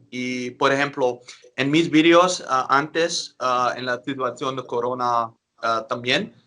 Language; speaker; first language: Spanish; non-native, learner; Dutch